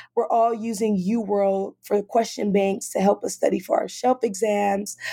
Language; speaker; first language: English; native; English